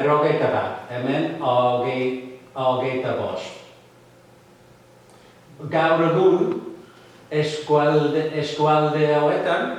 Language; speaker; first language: Basque; non-native, fluent; English